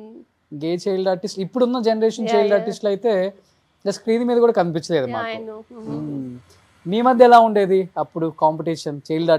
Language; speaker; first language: Telugu; native; Telugu